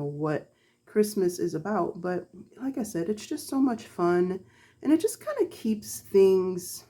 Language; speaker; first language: English; native; English